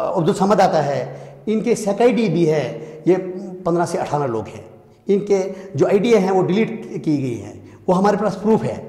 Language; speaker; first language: Hindi; native; Hindi